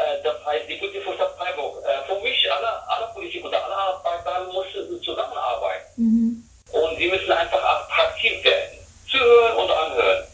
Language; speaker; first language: German; non-native, learner; Arabic